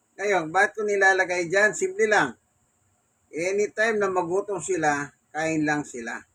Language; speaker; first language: Filipino; non-native, local second language; Pampanga